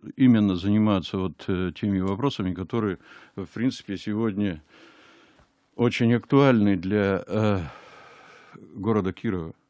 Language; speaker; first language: Russian; native; Russian